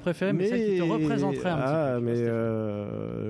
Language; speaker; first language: French; native; French